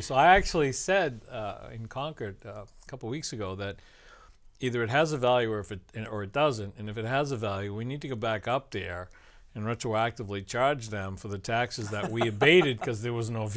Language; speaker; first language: English; native; English